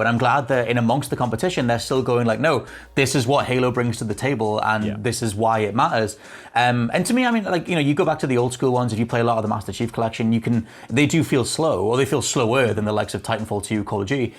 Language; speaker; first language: English; native; English